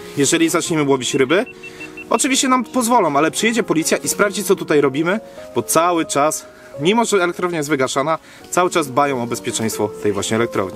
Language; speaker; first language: Polish; native; Polish